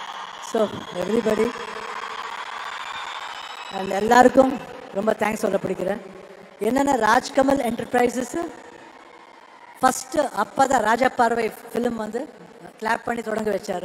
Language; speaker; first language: Tamil; non-native, fluent; Kannada